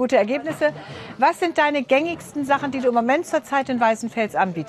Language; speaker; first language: German; native; German